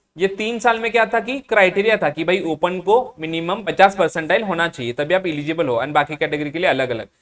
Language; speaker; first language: Hindi; non-native, local second language; Marathi